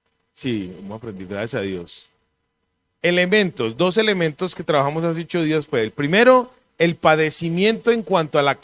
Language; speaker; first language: Spanish; native; Spanish